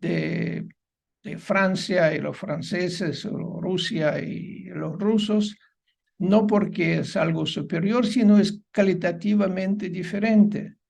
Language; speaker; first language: Spanish; non-native, fluent; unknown